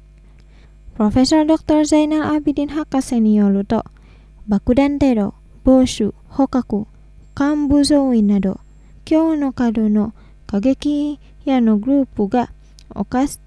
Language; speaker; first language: Japanese; non-native, fluent; Indonesian